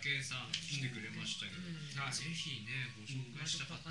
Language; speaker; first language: Japanese; native; Japanese